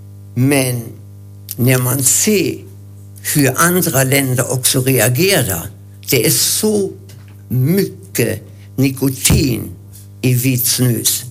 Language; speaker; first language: Swedish; non-native, fluent; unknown